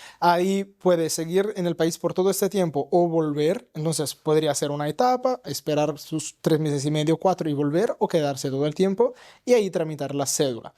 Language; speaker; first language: Spanish; non-native, fluent; Italian